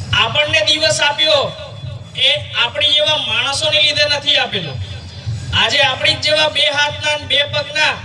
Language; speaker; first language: Gujarati; non-native, local second language; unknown